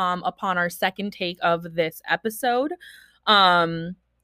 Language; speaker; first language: English; early bilingual, other home language; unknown